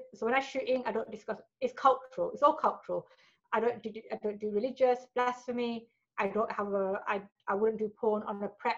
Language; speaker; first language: English; early bilingual, other home language; Hindi